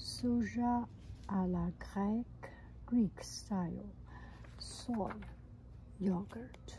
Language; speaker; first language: French; non-native, fluent; Chinese